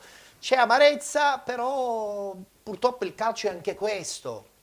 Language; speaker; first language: Italian; native; Italian